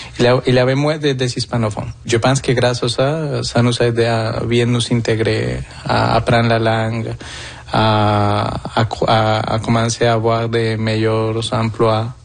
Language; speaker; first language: French; non-native, fluent; Spanish